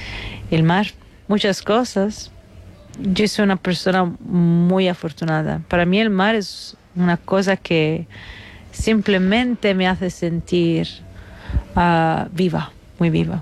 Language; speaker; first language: Spanish; non-native, fluent; Italian